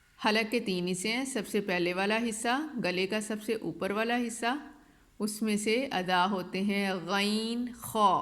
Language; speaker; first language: Urdu; non-native, local second language; Punjabi